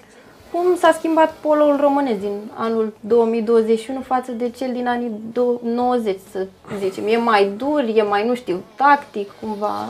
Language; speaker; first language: Romanian; native; Romanian